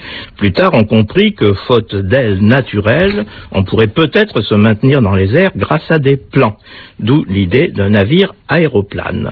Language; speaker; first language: French; native; French